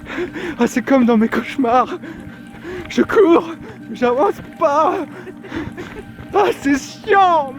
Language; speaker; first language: French; native; French